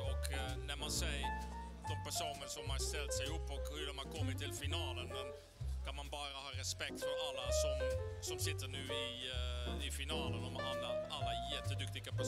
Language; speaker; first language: Swedish; non-native, fluent; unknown